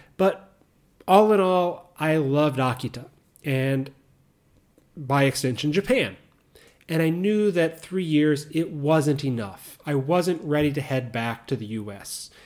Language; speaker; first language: English; native; English